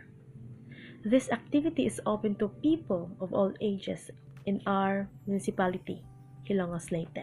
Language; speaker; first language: English; non-native, local second language; Cebuano